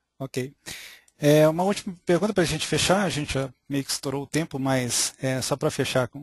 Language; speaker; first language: Portuguese; native; Portuguese